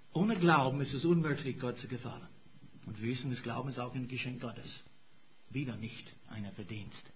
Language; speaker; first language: German; non-native, fluent; English